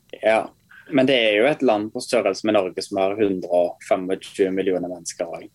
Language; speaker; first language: Norwegian; native; Norwegian